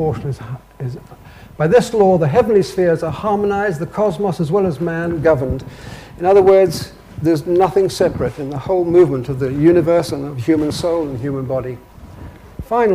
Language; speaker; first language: English; native; English